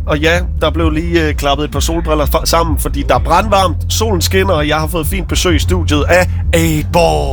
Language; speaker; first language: Danish; native; Danish